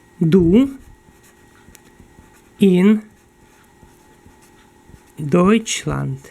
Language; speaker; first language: German; non-native, fluent; Ukrainian